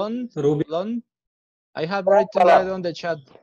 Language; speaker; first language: English; non-native, fluent; Spanish